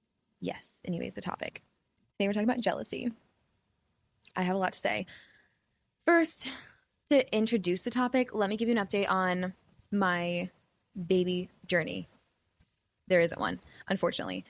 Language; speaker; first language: English; native; English